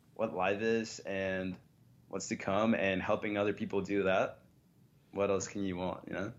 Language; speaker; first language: English; early bilingual, other home language; Spanish